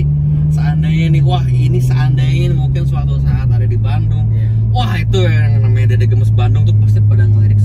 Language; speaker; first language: Indonesian; native; Indonesian